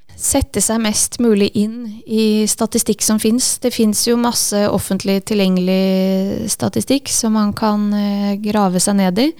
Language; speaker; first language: Norwegian; native; Norwegian